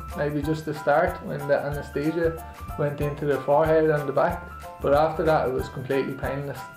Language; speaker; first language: English; native; English